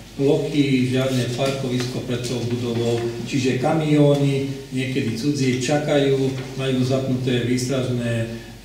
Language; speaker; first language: Slovak; native; Slovak